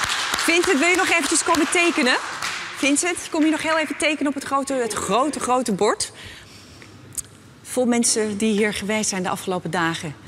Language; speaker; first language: Dutch; native; Dutch